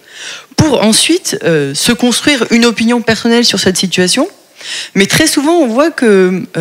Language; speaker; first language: French; native; French